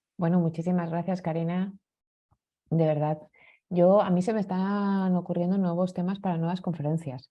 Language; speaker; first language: Spanish; native; Spanish